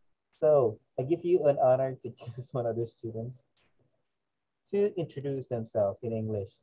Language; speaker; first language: English; non-native, fluent; Indonesian